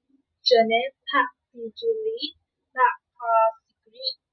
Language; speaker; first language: French; non-native, learner; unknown